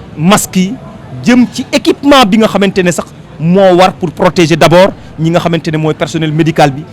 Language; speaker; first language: Wolof; native; Wolof